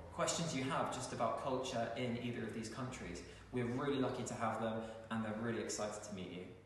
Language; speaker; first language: English; native; English